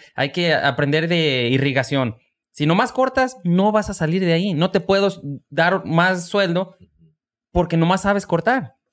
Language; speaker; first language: Spanish; native; Spanish